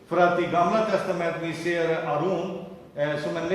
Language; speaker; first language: Swedish; non-native, fluent; Urdu